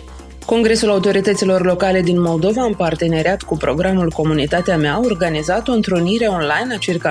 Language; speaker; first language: Romanian; native; Romanian